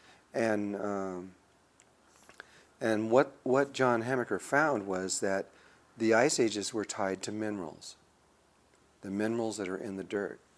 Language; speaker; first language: English; native; English